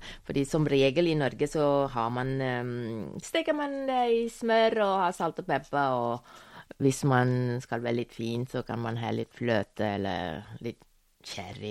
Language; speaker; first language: Norwegian; non-native, fluent; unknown